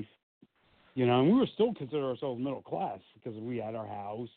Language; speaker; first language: English; native; English